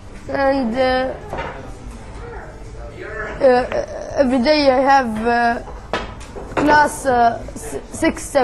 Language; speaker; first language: English; non-native, learner; Arabic